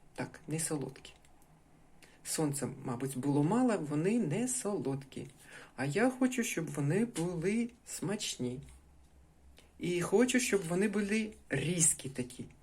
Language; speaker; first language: Ukrainian; native; Ukrainian